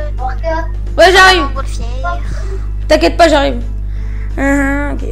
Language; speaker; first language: French; native; French